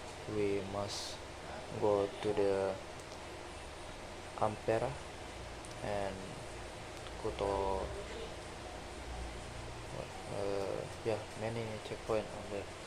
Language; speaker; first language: English; non-native, learner; Indonesian